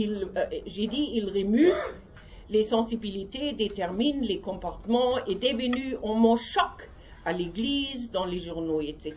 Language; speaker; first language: French; non-native, learner; German